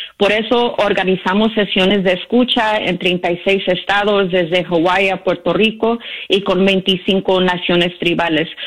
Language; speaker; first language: Spanish; early bilingual, heritage; Spanish